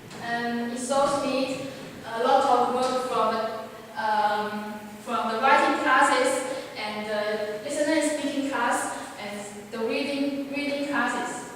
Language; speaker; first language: English; non-native, learner; Chinese